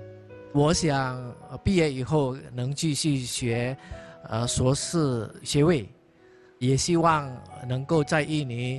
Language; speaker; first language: Chinese; non-native, fluent; Indonesian